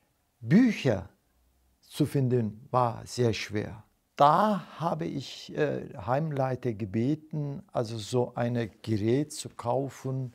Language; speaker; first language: German; non-native, fluent; Turkish